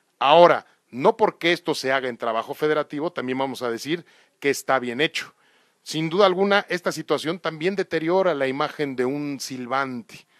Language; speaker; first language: Spanish; native; Spanish